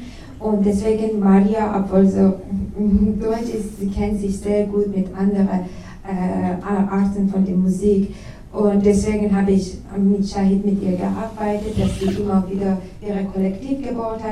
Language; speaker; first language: German; non-native, learner; Persian